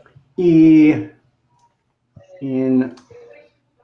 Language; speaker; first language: Spanish; non-native, learner; English